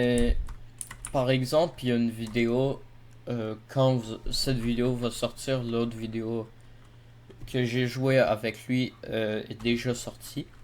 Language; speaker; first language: French; native; French